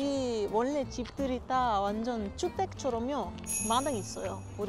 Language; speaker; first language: Korean; non-native, learner; Papiamento